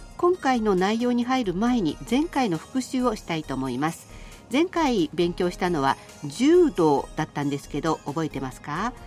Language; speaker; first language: Japanese; native; Japanese